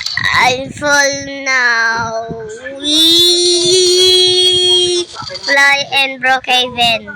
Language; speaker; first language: English; non-native, learner; Filipino